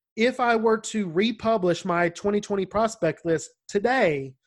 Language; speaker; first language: English; native; English